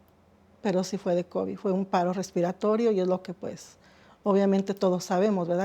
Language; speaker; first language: Spanish; native; Spanish